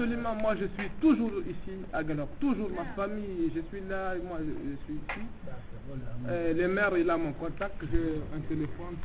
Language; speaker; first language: French; non-native, local second language; Tamasheq